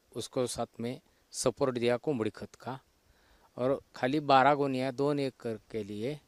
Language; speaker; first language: Hindi; non-native, local second language; Marathi